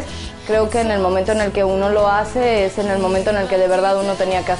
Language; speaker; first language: Spanish; native; Spanish